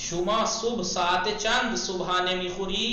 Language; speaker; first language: Persian; non-native, fluent; Urdu